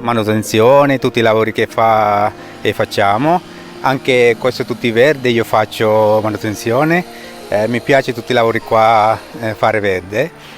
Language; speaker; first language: Italian; non-native, learner; Sinhala